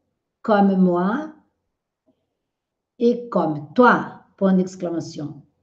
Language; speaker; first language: French; non-native, fluent; Portuguese